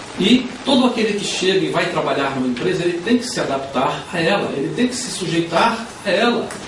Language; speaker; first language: Portuguese; native; Portuguese